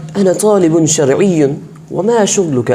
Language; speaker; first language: Arabic; non-native, learner; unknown